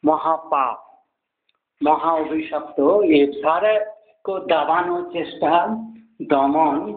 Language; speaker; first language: Hindi; non-native, local second language; Bangla